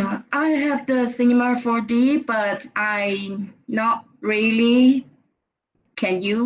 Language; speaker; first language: English; non-native, learner; Thai